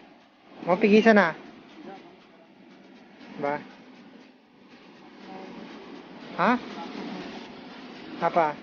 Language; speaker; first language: Indonesian; non-native, learner; Filipino